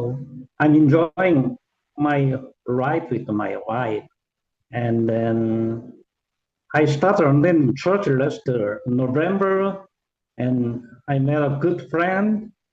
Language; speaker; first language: English; non-native, learner; Korean